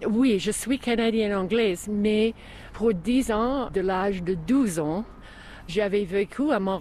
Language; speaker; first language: French; non-native, local second language; English